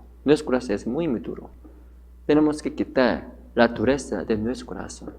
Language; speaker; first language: Spanish; non-native, fluent; Korean